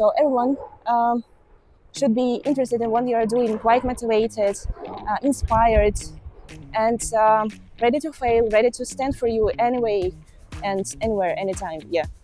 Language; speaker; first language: English; non-native, fluent; Ukrainian